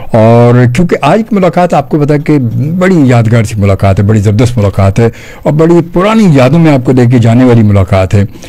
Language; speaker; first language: Urdu; native; Urdu